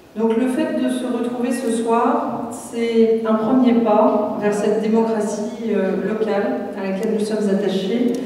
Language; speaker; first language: French; native; French